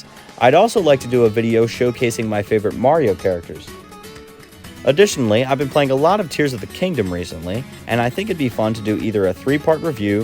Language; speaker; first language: English; native; English